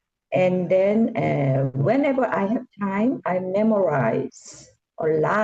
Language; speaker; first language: English; non-native, learner; Korean